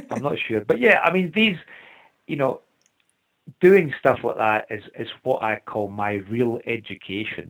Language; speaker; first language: English; native; English